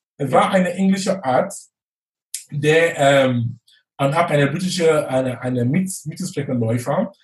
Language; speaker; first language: German; non-native, fluent; English